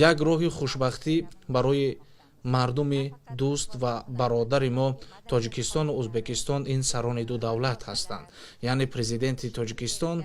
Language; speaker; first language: Persian; non-native, fluent; Kara-Kalpak